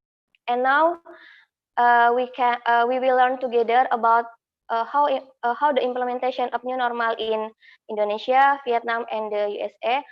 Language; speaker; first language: English; non-native, fluent; Indonesian